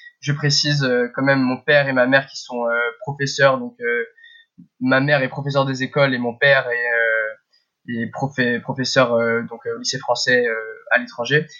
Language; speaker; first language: French; early bilingual, heritage; French